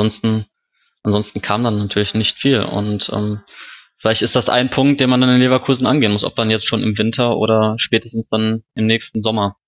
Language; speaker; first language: German; native; German